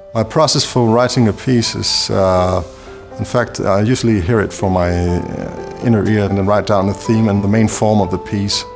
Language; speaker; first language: English; non-native, fluent; Danish